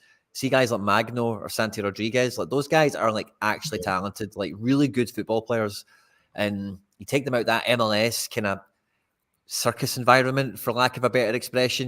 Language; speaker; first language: English; native; English